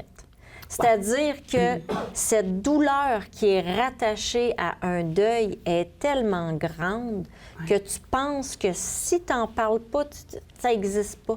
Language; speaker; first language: French; native; French